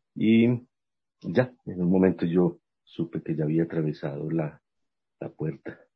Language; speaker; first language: Spanish; native; Spanish